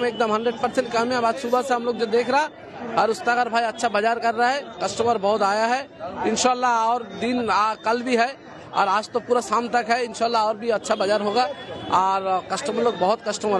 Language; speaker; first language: Hindi; non-native, local second language; Bangla